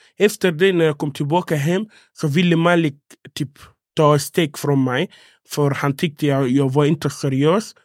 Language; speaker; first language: Swedish; non-native, fluent; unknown